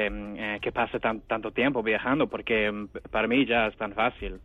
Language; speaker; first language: Spanish; non-native, fluent; English